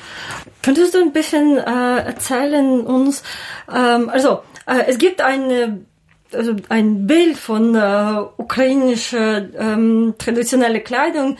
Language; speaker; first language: German; non-native, learner; Ukrainian